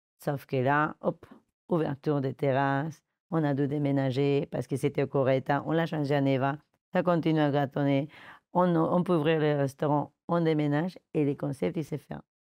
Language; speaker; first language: French; non-native, fluent; Spanish